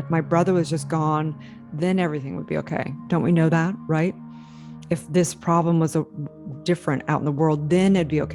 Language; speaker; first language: English; native; English